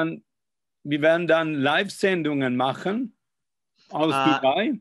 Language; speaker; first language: German; non-native, fluent; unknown